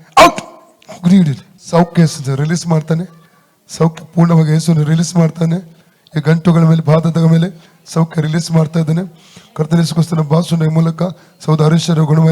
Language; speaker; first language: Kannada; non-native, local second language; Tulu